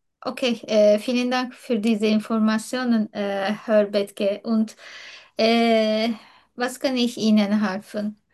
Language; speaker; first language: German; non-native, learner; Turkish